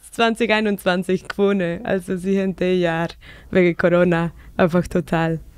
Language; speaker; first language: German; non-native, fluent; Spanish